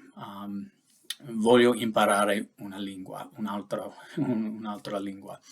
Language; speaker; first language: Italian; non-native, learner; English